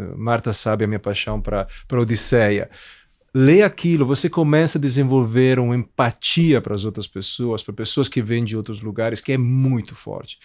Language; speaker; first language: Portuguese; non-native, fluent; Italian